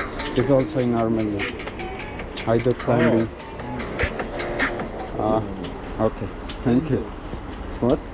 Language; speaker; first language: English; non-native, learner; Armenian